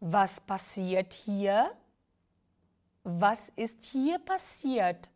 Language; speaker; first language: German; non-native, fluent; Albanian